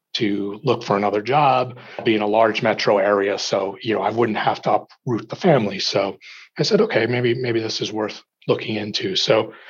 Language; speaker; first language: English; native; English